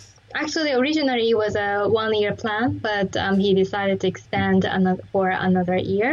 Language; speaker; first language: English; non-native, fluent; Japanese